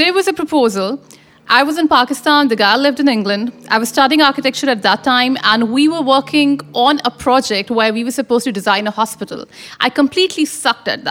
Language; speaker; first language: English; non-native, local second language; Urdu